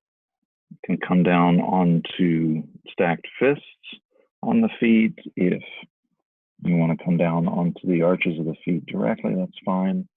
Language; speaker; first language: English; native; English